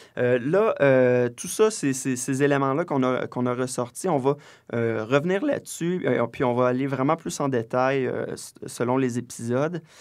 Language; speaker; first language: French; native; French